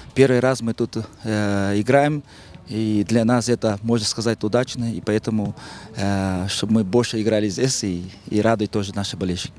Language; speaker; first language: Russian; non-native, local second language; Kyrgyz